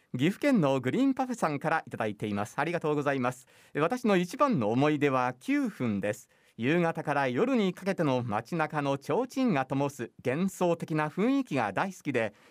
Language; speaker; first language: Japanese; native; Japanese